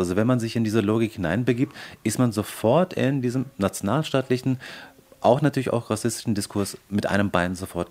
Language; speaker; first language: German; native; German